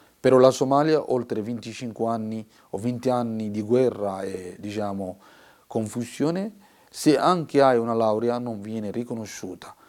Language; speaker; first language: Italian; non-native, fluent; Somali